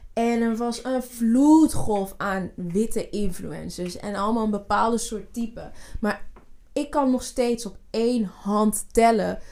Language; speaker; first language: Dutch; early bilingual, other home language; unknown